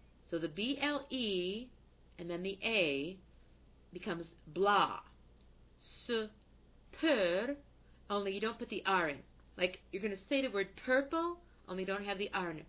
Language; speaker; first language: English; native; English